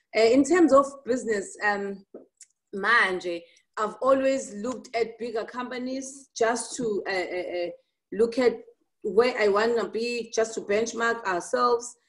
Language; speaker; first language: English; non-native, local second language; Zulu